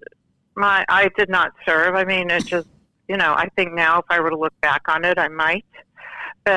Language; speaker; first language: English; native; English